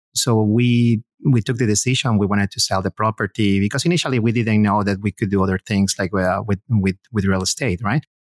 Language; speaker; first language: English; non-native, fluent; Spanish